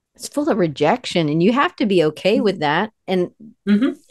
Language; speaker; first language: English; native; English